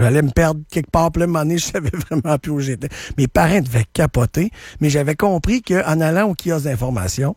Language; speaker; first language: French; native; French